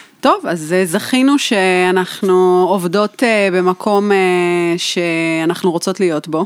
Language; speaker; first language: Hebrew; native; Hebrew